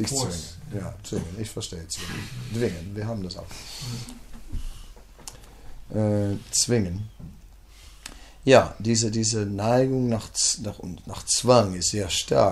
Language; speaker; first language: German; non-native, fluent; Dutch